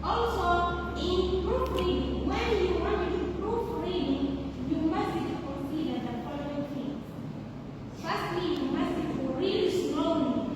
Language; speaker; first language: English; non-native, local second language; Swahili